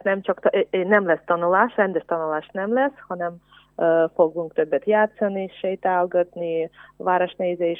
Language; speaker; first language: Hungarian; non-native, fluent; Ukrainian